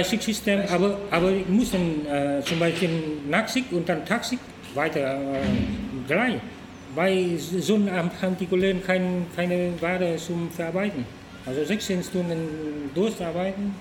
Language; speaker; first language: German; non-native, learner; Vietnamese